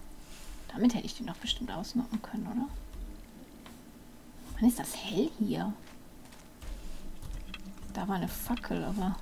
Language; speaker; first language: German; native; German